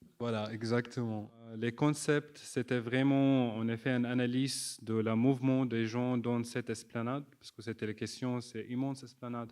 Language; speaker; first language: French; non-native, fluent; Arabic